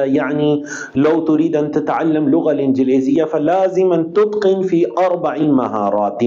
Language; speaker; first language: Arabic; non-native, fluent; Urdu